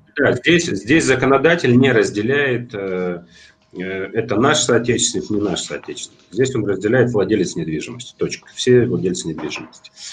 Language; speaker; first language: Russian; native; Russian